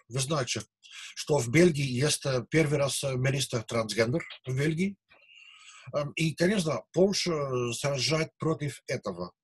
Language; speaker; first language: Russian; non-native, learner; Dutch